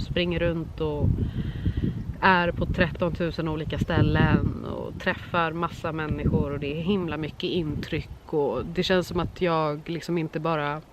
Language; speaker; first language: Swedish; native; Swedish